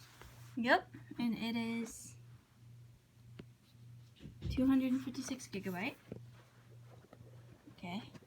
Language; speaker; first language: English; native; English